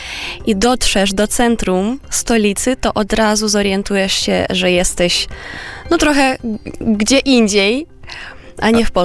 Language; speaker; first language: Polish; non-native, fluent; Romanian